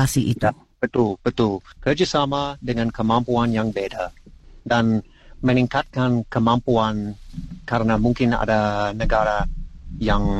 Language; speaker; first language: Indonesian; non-native, learner; English